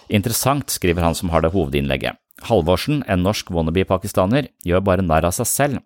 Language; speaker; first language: Norwegian; native; Norwegian